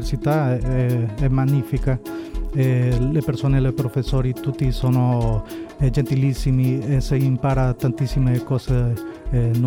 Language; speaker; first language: Italian; non-native, learner; Spanish